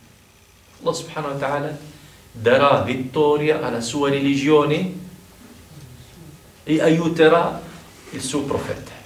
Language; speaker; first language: Italian; non-native, fluent; Arabic